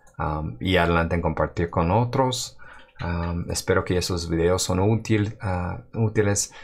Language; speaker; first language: Spanish; non-native, fluent; English